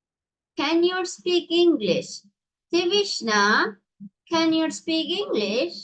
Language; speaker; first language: English; non-native, local second language; Tamil